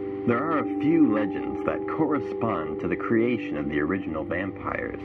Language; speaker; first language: English; native; English